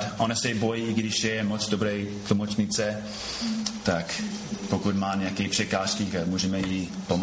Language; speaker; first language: Czech; non-native, fluent; English